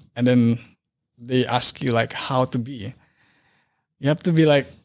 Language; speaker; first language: English; non-native, local second language; Filipino